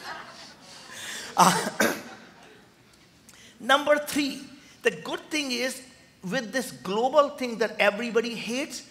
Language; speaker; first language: English; non-native, local second language; Hindi